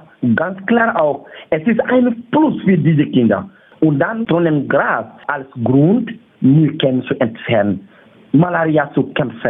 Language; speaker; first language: German; non-native, fluent; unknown